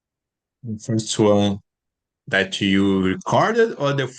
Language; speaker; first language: English; non-native, learner; Portuguese